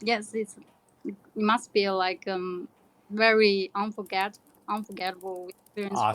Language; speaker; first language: English; non-native, learner; Chinese